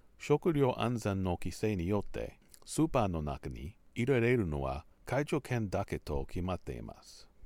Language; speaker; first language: Japanese; non-native, learner; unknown